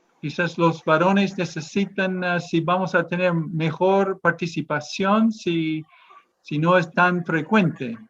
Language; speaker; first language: Spanish; non-native, fluent; English